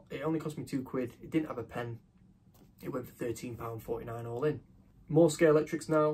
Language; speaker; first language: English; native; English